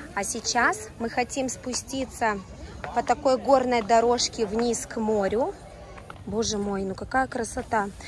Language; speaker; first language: Russian; native; Russian